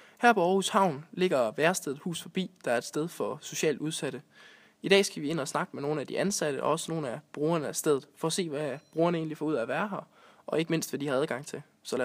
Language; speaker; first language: Danish; native; Danish